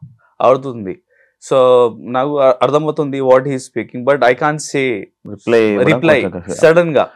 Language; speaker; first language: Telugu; non-native, local second language; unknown